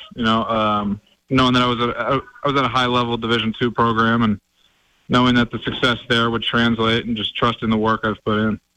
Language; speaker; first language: English; native; English